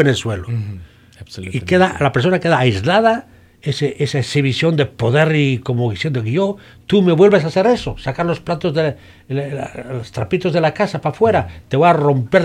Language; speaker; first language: Spanish; native; Spanish